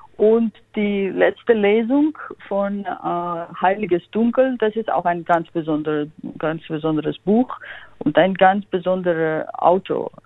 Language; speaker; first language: German; non-native, fluent; Georgian